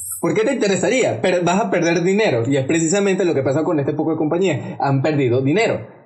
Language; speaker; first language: Spanish; native; Spanish